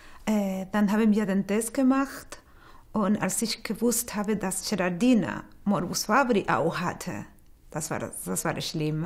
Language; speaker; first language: German; non-native, fluent; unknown